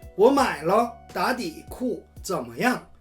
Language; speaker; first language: Chinese; non-native, fluent; Korean